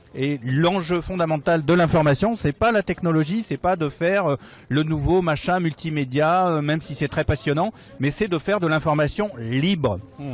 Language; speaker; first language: French; native; French